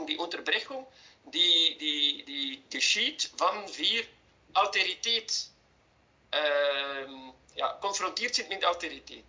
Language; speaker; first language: German; non-native, fluent; Dutch